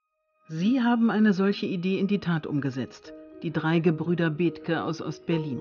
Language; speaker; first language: German; native; German